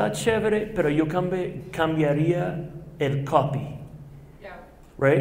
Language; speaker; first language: Spanish; non-native, fluent; English